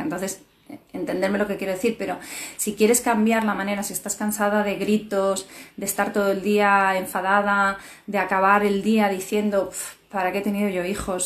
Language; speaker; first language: Spanish; native; Spanish